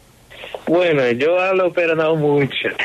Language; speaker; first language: Spanish; non-native, learner; Portuguese